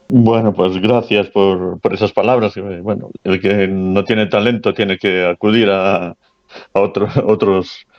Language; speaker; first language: Spanish; native; Spanish